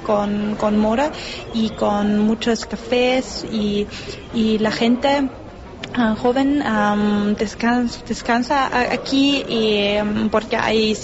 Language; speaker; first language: Spanish; non-native, learner; German